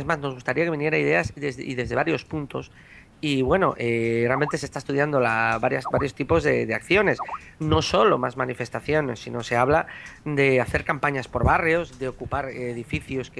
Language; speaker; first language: Spanish; native; Spanish